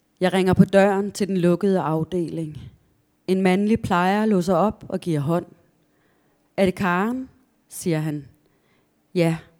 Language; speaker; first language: Danish; native; Danish